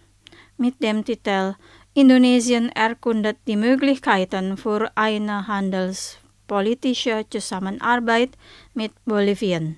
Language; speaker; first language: German; non-native, fluent; Indonesian